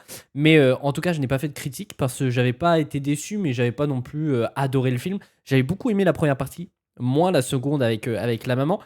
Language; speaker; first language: French; native; French